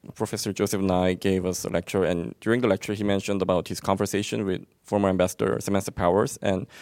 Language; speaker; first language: English; non-native, fluent; Korean